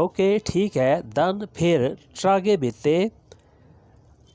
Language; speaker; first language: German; non-native, learner; Urdu